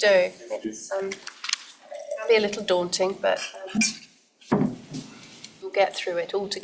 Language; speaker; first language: English; native; English